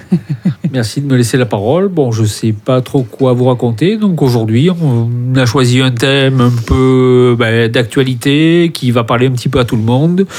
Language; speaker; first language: French; native; French